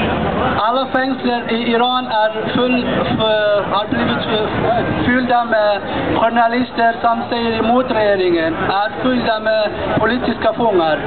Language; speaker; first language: Swedish; non-native, fluent; Persian